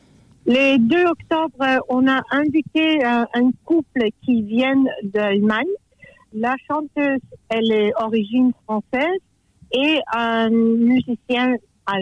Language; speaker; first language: French; non-native, fluent; German